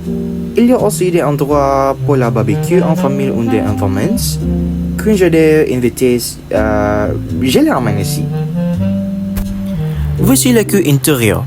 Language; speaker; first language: French; non-native, learner; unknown